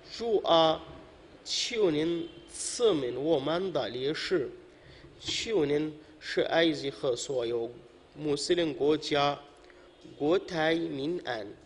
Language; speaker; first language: Chinese; non-native, learner; Arabic